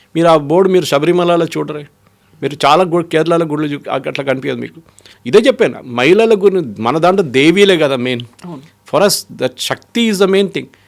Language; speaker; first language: Telugu; non-native, fluent; Malayalam